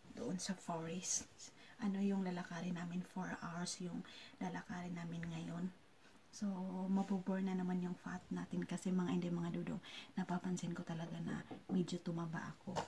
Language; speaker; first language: Filipino; non-native, local second language; Cebuano